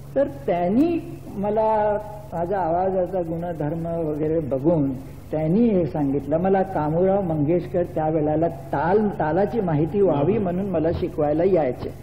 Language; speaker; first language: Marathi; non-native, local second language; Gujarati